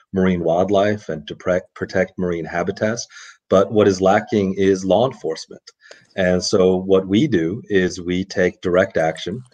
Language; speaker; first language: English; native; English